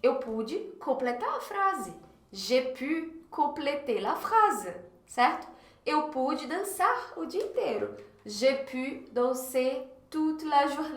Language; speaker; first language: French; non-native, fluent; Portuguese